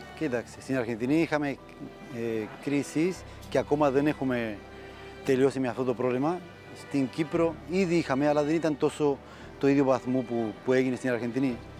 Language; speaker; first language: Greek; non-native, fluent; Spanish